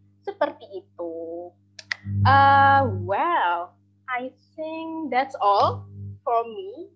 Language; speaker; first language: English; non-native, fluent; Indonesian